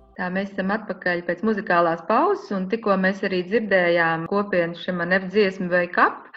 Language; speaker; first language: Latvian; native; Latvian